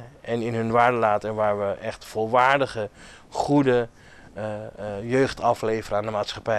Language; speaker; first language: Dutch; native; Dutch